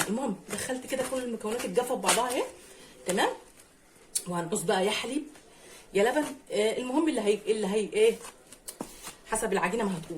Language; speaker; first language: Arabic; native; Arabic